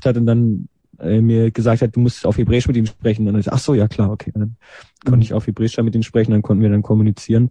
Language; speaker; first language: German; native; German